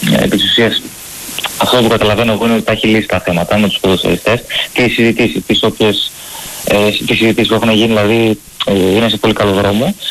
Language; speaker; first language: Greek; native; Greek